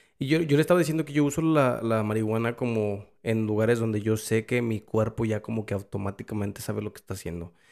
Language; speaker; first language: Spanish; early bilingual, heritage; Spanish